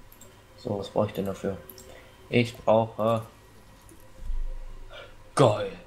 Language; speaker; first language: German; native; German